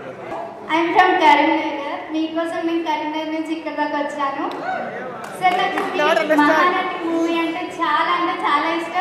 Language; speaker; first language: Telugu; native; Telugu